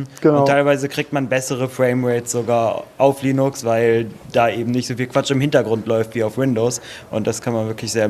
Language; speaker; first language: German; native; German